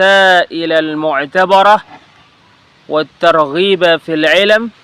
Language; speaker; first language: Arabic; non-native, fluent; Indonesian